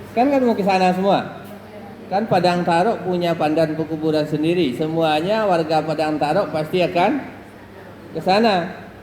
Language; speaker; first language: Malay; non-native, local second language; Minangkabau